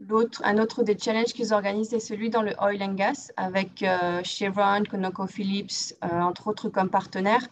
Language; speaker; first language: French; native; French